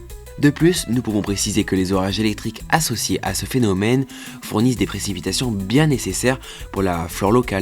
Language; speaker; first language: French; native; French